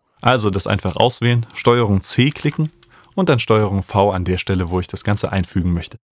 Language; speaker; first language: German; native; German